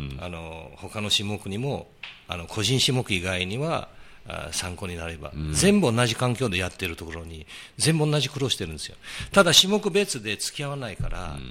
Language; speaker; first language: Japanese; early bilingual, heritage; Portuguese